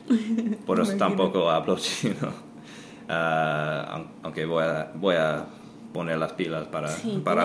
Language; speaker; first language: Spanish; non-native, fluent; English